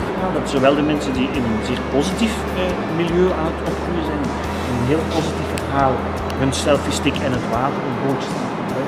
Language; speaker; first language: Dutch; native; Dutch